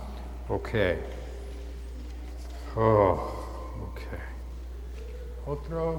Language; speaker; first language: Spanish; non-native, learner; English